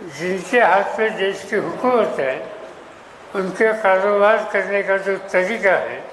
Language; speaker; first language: Hindi; non-native, local second language; Marathi